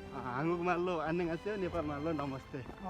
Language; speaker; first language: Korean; non-native, learner; Nepali